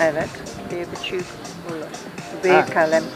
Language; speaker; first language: Turkish; non-native, learner; English